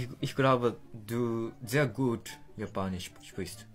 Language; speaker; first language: German; non-native, learner; Japanese